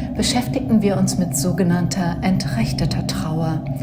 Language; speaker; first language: German; native; German